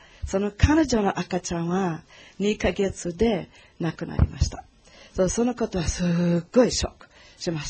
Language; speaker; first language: Japanese; non-native, learner; Portuguese